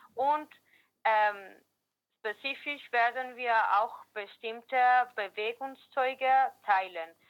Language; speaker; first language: German; non-native, learner; Spanish